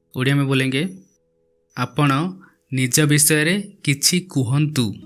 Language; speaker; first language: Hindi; non-native, local second language; Odia